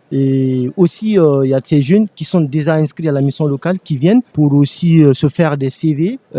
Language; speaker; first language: French; non-native, local second language; Fula